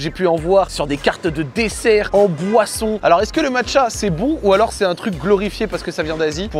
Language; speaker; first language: French; native; French